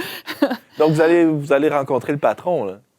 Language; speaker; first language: French; native; French